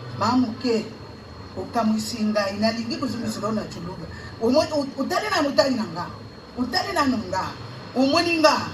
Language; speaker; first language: Lingala; non-native, local second language; Luba-Lulua